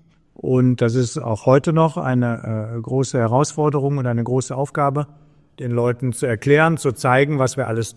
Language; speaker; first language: German; native; German